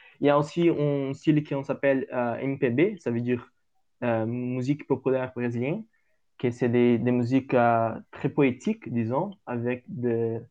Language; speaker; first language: French; non-native, learner; Portuguese